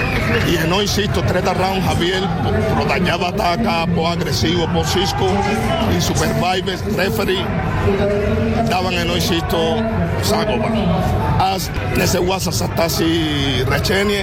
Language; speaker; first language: Bulgarian; non-native, learner; Spanish